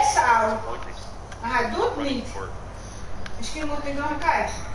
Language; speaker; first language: Dutch; non-native, learner; Portuguese